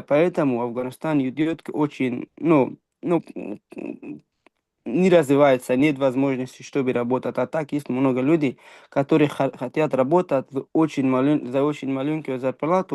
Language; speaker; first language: Russian; non-native, fluent; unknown